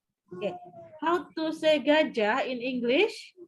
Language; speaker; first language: English; non-native, local second language; Indonesian